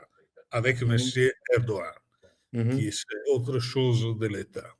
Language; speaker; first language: French; non-native, fluent; Italian